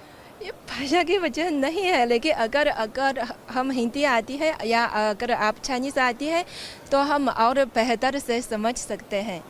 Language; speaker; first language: Hindi; non-native, fluent; Chinese